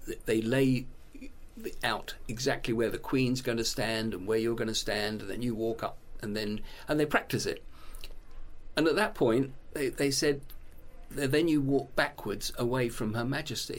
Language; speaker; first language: English; native; English